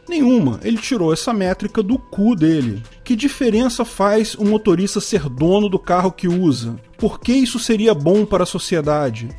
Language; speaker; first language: Portuguese; native; Portuguese